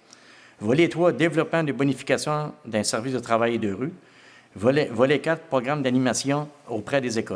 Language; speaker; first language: French; native; French